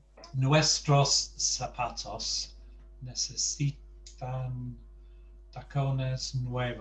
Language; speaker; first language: Spanish; non-native, fluent; English